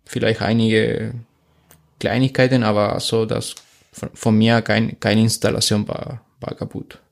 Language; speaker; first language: German; non-native, fluent; Spanish